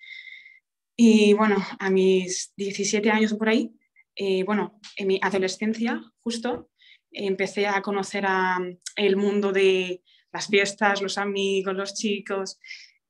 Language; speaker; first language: Spanish; early bilingual, other home language; Romanian